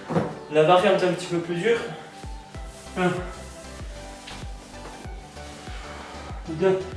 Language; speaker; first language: French; native; French